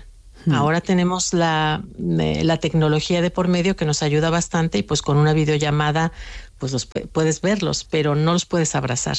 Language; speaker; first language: Spanish; native; Spanish